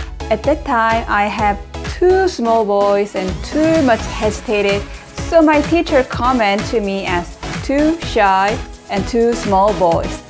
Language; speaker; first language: English; non-native, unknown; Korean